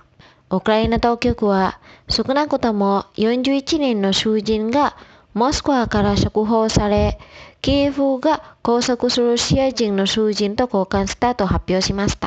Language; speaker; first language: Japanese; non-native, fluent; Indonesian